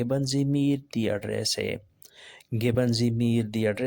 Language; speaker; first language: German; non-native, fluent; Urdu